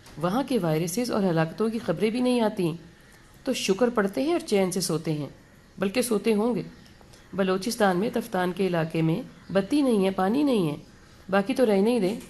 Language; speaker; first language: Urdu; native; Urdu